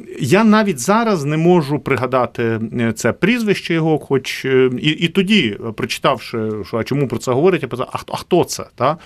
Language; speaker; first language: Ukrainian; non-native, local second language; Russian